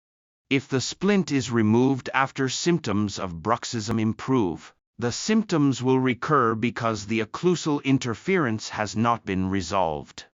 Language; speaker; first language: English; non-native, fluent; Japanese